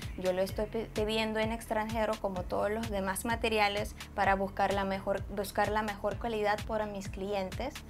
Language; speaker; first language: Spanish; non-native, fluent; Russian